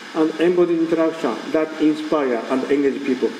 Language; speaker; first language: English; non-native, fluent; Japanese